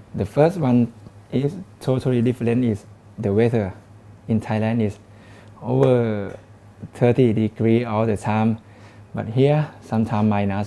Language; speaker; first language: English; non-native, learner; Thai